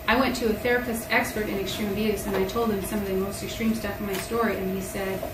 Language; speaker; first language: English; native; English